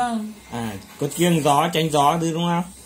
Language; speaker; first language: Vietnamese; native; Vietnamese